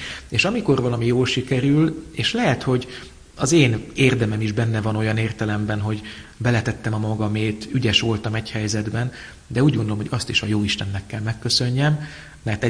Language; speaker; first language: Hungarian; native; Hungarian